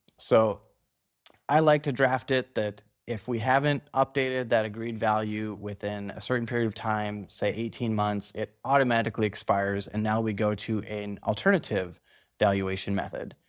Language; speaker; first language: English; native; English